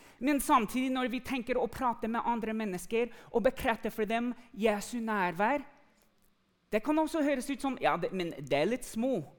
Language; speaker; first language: Norwegian; non-native, fluent; English